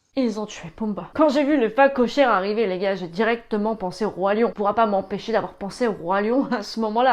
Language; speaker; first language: French; native; French